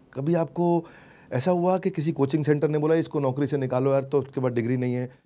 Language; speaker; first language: Hindi; native; Hindi